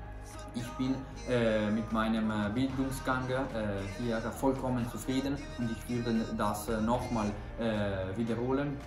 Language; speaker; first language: German; non-native, fluent; Italian